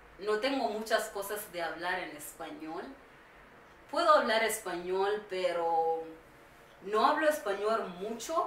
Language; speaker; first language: Spanish; non-native, learner; Swahili